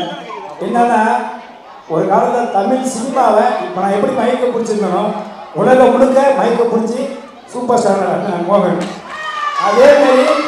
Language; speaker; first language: Tamil; native; Tamil